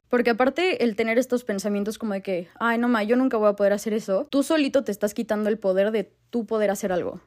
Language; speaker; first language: Spanish; native; Spanish